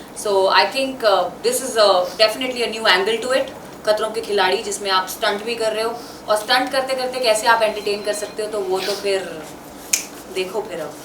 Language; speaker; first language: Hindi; native; Hindi